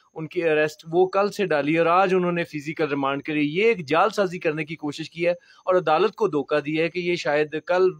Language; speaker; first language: Urdu; non-native, local second language; Punjabi